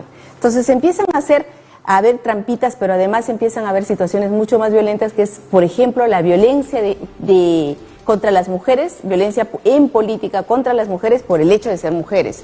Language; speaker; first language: Spanish; native; Spanish